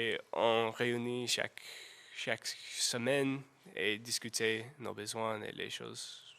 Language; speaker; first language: French; non-native, learner; English